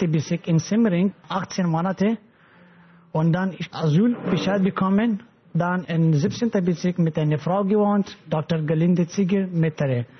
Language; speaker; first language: German; non-native, learner; Pashto